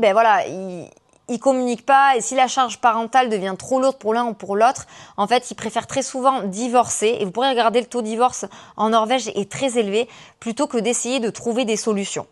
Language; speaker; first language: French; native; French